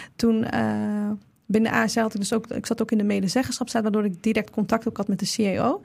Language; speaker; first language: Dutch; early bilingual, other home language; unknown